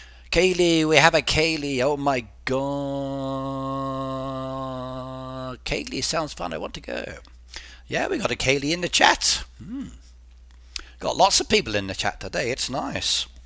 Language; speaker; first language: English; native; English